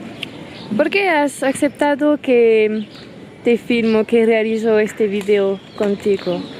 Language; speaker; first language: Spanish; non-native, learner; French